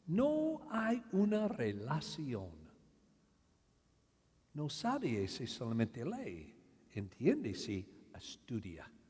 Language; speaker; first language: Spanish; non-native, learner; English